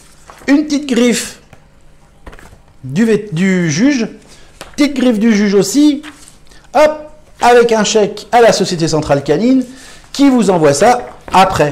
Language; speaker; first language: French; native; French